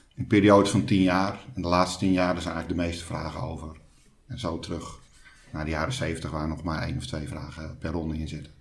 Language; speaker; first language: Dutch; native; Dutch